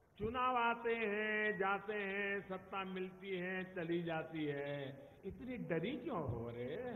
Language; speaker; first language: Hindi; non-native, local second language; Gujarati